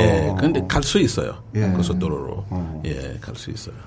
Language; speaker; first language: Korean; non-native, learner; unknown